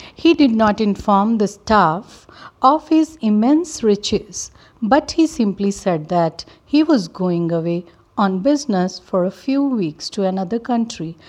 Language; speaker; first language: English; non-native, local second language; Punjabi